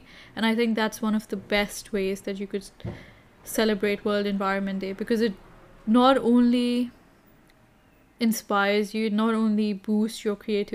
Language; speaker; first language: English; non-native, local second language; Urdu